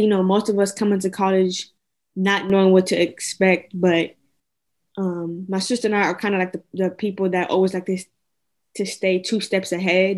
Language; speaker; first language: English; native; English